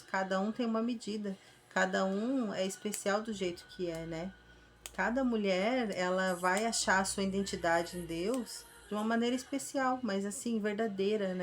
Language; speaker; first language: Portuguese; native; Portuguese